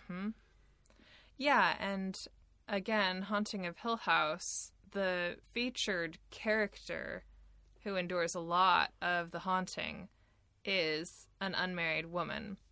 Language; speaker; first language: English; native; English